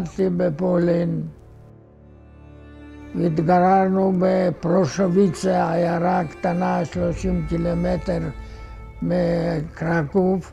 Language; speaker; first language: Hebrew; non-native, fluent; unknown